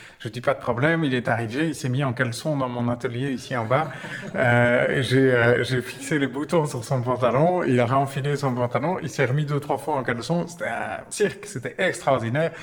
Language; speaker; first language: French; native; French